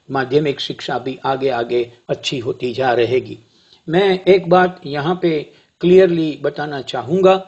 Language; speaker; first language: Hindi; non-native, local second language; Gujarati